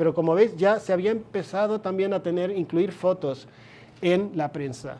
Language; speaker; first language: Spanish; non-native, fluent; Swedish